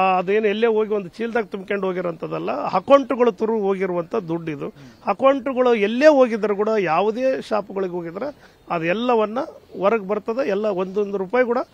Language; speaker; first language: Kannada; native; Kannada